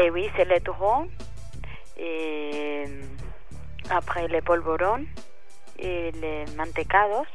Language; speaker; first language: French; non-native, fluent; Spanish